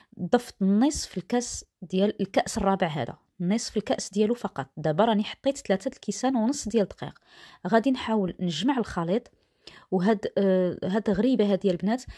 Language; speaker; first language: Arabic; native; Arabic